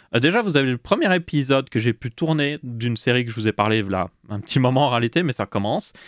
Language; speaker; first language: French; native; French